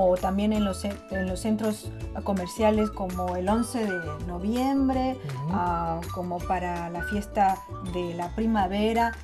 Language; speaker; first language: Spanish; non-native, fluent; Chinese